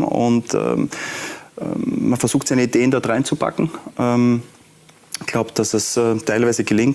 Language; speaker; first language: German; native; German